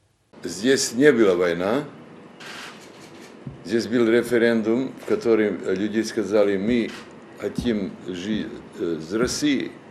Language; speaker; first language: Russian; non-native, fluent; Serbian